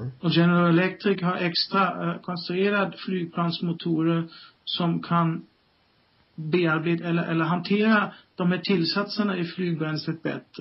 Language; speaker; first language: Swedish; non-native, fluent; German